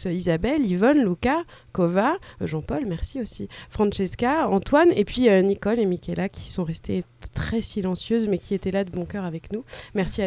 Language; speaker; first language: French; native; French